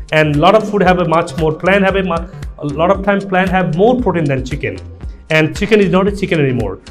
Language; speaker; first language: English; non-native, local second language; Bangla